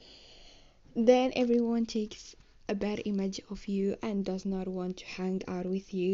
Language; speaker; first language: English; non-native, learner; Spanish